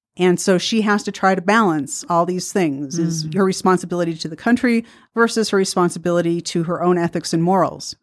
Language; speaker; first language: English; native; English